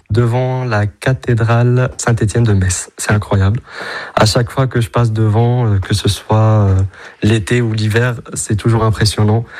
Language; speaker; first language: French; non-native, local second language; Arabic